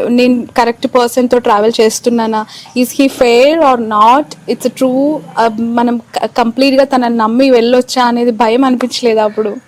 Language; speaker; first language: Telugu; native; Telugu